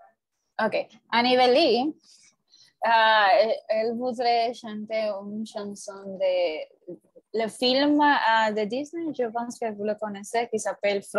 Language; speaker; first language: French; non-native, learner; Spanish